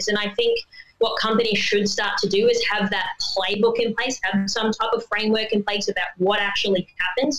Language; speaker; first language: English; native; English